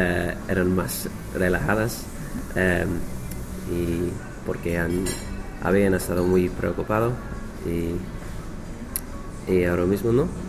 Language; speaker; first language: Spanish; non-native, learner; English